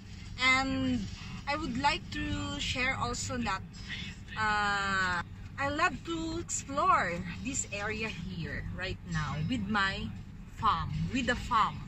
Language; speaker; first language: English; non-native, local second language; Filipino